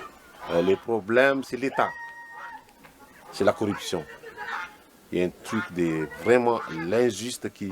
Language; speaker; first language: French; non-native, local second language; Malagasy